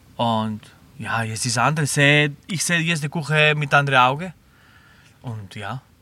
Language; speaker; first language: German; non-native, learner; Spanish